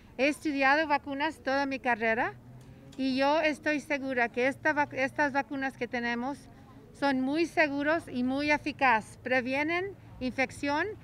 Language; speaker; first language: Spanish; early bilingual, heritage; Spanish